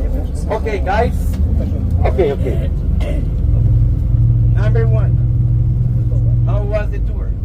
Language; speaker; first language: English; non-native, learner; Spanish